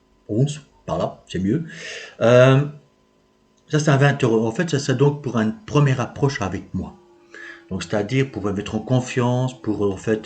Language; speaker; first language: French; native; French